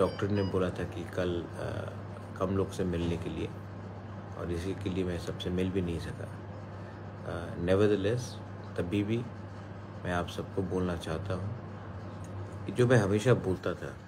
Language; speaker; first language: Hindi; non-native, local second language; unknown